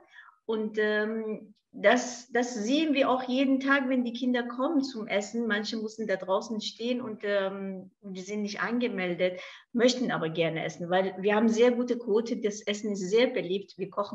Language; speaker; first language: German; non-native, fluent; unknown